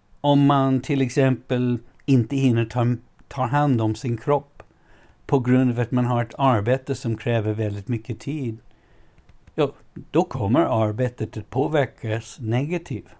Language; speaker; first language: Swedish; non-native, fluent; English